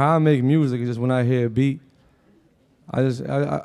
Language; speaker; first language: English; non-native, fluent; Arabic